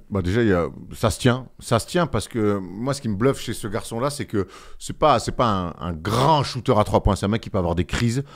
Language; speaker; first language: French; native; French